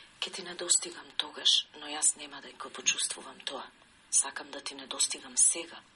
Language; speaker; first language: Macedonian; native; Macedonian